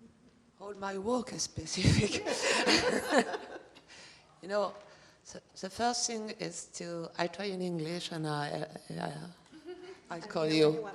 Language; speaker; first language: English; non-native, learner; French